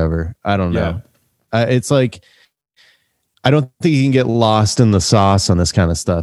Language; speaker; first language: English; native; English